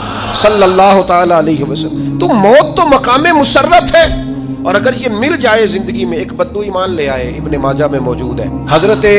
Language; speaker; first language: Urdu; non-native, local second language; Punjabi